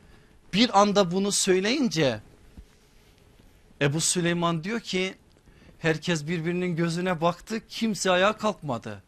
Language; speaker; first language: Turkish; native; Turkish